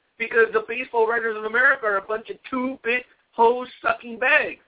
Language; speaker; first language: English; native; English